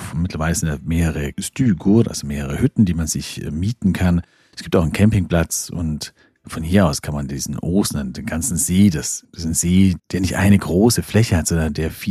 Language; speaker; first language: German; native; German